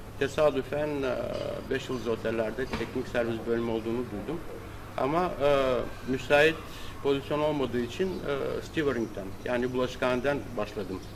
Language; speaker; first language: Turkish; native; Turkish